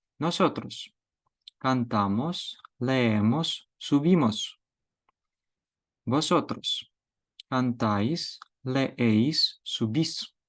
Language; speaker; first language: Spanish; non-native, fluent; Ukrainian